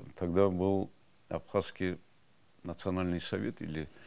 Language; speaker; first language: Russian; non-native, local second language; Avaric